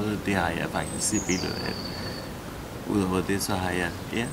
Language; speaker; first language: Danish; non-native, learner; Turkish